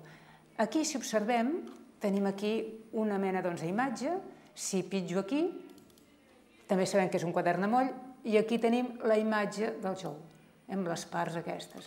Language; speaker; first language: Catalan; native; Catalan